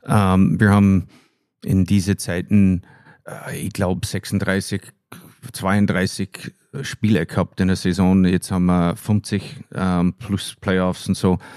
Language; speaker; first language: German; non-native, fluent; English